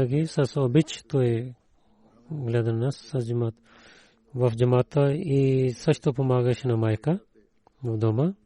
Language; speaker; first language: Bulgarian; non-native, learner; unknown